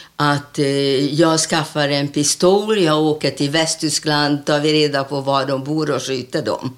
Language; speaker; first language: Swedish; non-native, fluent; Hungarian